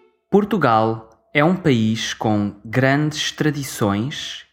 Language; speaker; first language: Portuguese; native; Portuguese